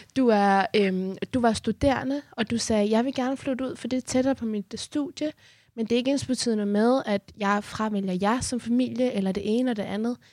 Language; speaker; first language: Danish; early bilingual, other home language; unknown